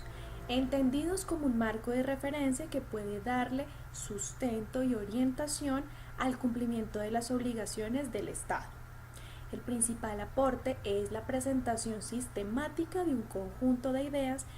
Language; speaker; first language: Spanish; native; Spanish